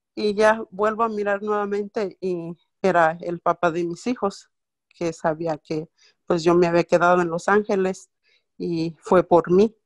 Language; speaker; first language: Spanish; non-native, local second language; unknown